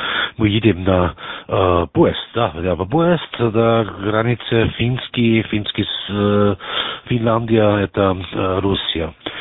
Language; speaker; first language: Russian; non-native, learner; German